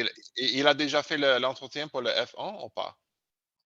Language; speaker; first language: French; non-native, learner; English